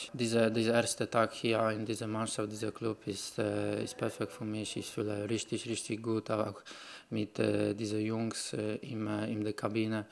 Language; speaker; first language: German; non-native, learner; Polish